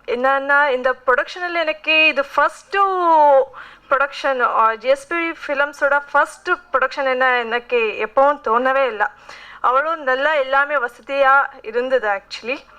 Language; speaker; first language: Tamil; non-native, learner; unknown